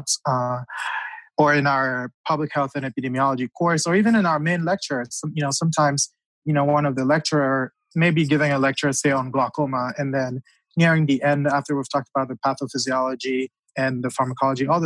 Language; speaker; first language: English; non-native, local second language; French